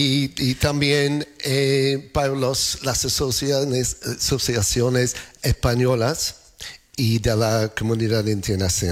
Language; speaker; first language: Spanish; non-native, learner; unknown